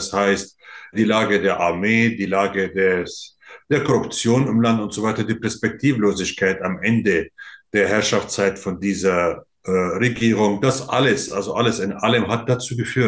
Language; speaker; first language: German; non-native, fluent; Arabic